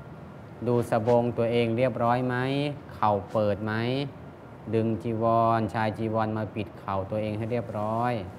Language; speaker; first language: Thai; native; Thai